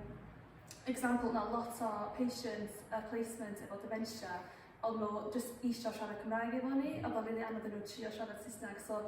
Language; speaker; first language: Welsh; non-native, local second language; English